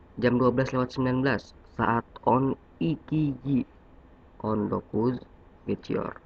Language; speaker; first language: Turkish; non-native, learner; Indonesian